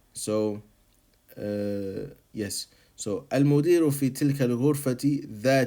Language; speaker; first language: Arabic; non-native, fluent; English